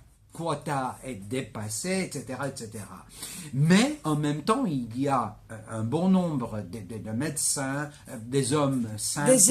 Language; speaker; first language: French; non-native, fluent; Greek